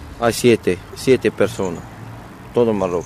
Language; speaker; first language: Spanish; non-native, learner; Arabic